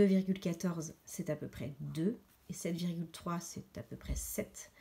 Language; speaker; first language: French; native; French